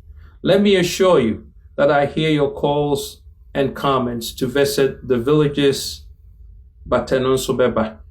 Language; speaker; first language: English; non-native, local second language; Akan